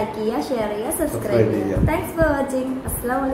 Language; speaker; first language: Malayalam; native; Malayalam